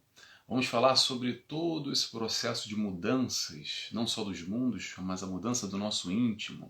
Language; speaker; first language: Portuguese; native; Portuguese